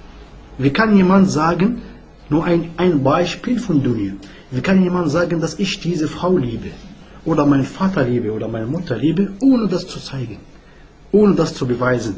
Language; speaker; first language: German; non-native, learner; Arabic